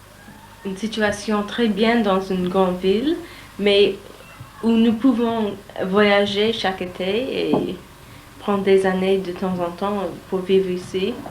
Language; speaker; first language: French; non-native, learner; English